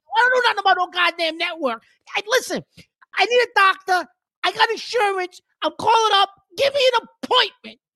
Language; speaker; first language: English; early bilingual, other home language; Italian